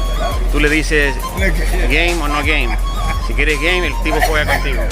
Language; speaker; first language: Spanish; native; Spanish